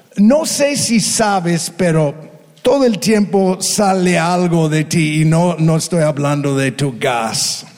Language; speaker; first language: Spanish; non-native, fluent; English